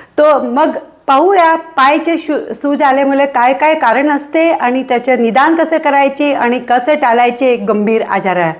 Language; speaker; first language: Marathi; non-native, local second language; Hindi